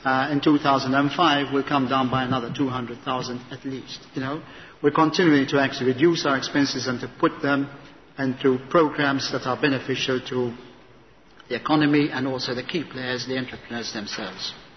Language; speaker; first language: English; non-native, local second language; Maltese